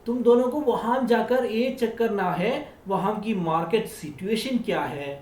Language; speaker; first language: Hindi; non-native, local second language; Malayalam